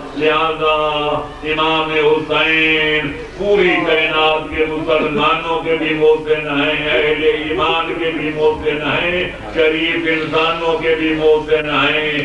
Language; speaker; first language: Urdu; non-native, local second language; Punjabi